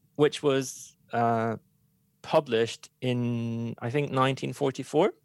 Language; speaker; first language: English; non-native, fluent; German